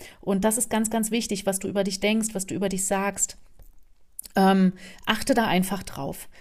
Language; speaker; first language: German; native; German